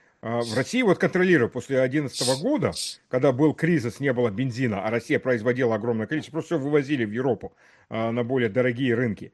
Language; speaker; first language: Russian; early bilingual, heritage; Russian